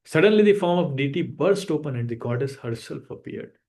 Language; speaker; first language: English; non-native, local second language; Hindi